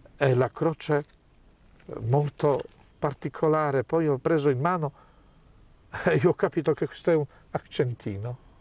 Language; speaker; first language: Italian; non-native, fluent; Polish